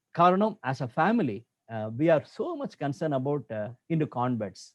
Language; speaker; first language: English; non-native, local second language; Tamil